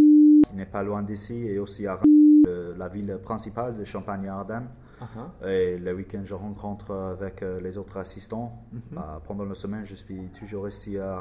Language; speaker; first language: French; non-native, learner; English